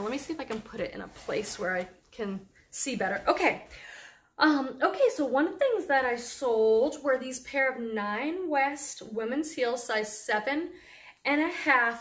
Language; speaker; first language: English; native; English